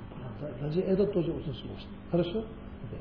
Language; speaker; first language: Russian; non-native, learner; Tibetan